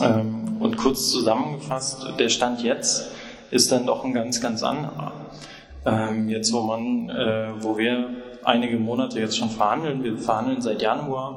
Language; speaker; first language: German; native; German